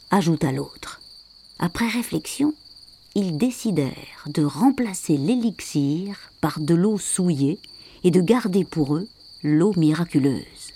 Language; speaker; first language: French; native; French